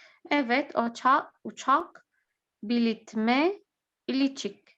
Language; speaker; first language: Turkish; non-native, learner; Arabic